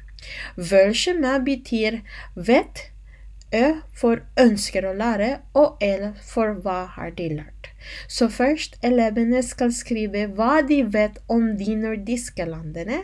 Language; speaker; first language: Norwegian; non-native, learner; Filipino